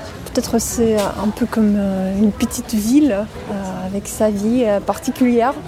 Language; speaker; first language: French; non-native, fluent; Russian